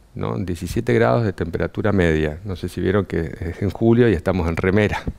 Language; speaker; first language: Spanish; native; Spanish